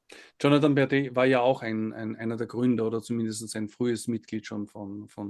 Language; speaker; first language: German; native; German